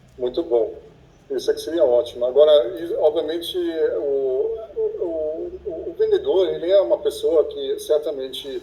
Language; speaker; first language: Portuguese; non-native, fluent; German